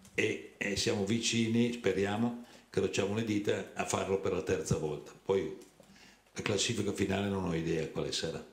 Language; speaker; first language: Italian; native; Italian